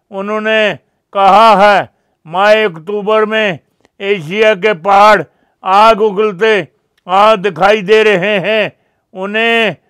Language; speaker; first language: Urdu; non-native, local second language; Punjabi